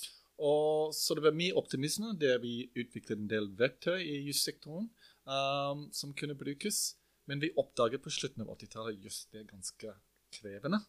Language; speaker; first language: Norwegian; non-native, fluent; English